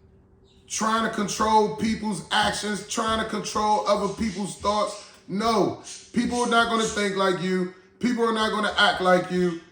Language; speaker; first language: English; native; English